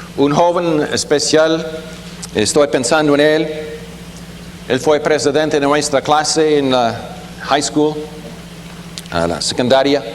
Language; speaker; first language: Spanish; non-native, fluent; German